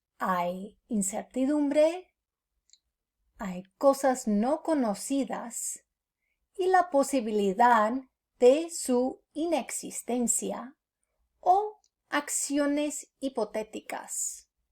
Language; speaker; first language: Spanish; non-native, fluent; English